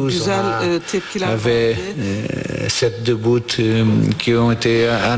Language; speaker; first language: French; non-native, fluent; Portuguese